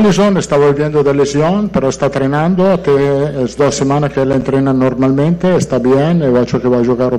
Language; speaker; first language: Portuguese; non-native, fluent; Italian